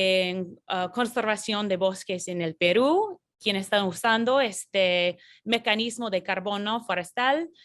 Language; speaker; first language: Spanish; non-native, fluent; English